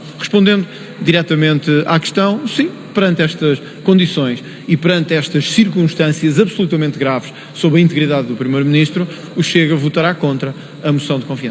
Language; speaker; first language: Portuguese; native; Portuguese